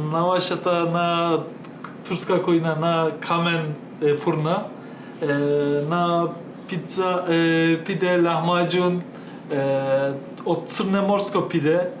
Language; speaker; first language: Macedonian; non-native, learner; Turkish